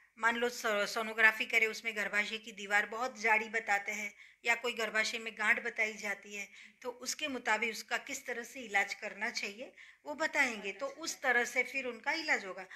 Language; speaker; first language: Hindi; non-native, local second language; Gujarati